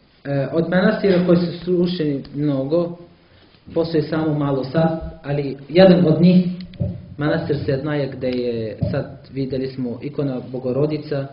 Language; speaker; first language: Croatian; non-native, learner; Arabic